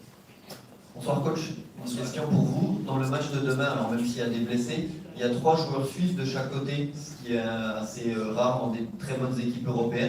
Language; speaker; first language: French; native; French